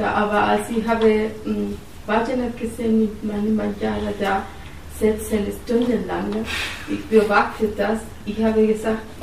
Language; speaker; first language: German; non-native, learner; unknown